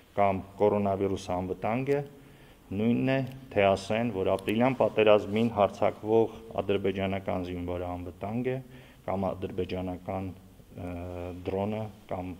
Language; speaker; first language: Armenian; native; Armenian